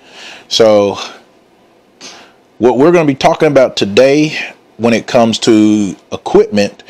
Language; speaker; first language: English; native; English